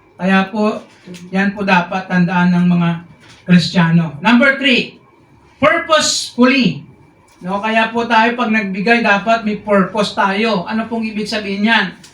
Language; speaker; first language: Filipino; non-native, local second language; Hiligaynon